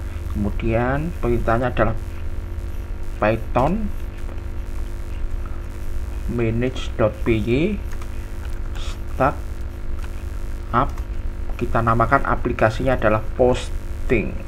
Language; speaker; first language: Indonesian; native; Indonesian